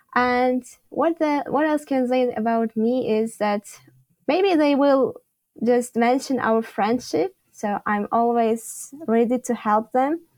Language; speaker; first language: English; non-native, fluent; Tajik